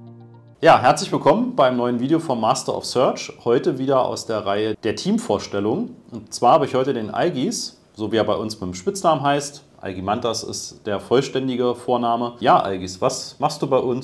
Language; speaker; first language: German; native; German